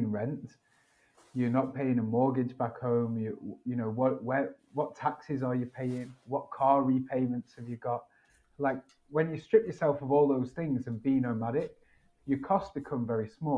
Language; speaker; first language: English; native; English